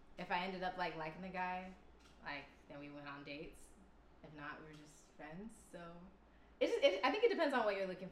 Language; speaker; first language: English; native; English